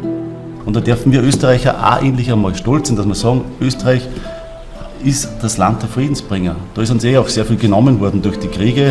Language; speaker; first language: German; native; German